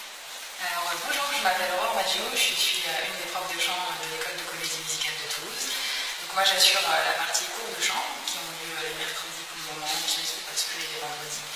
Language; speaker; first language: French; native; French